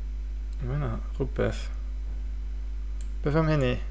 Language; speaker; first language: Welsh; non-native, fluent; English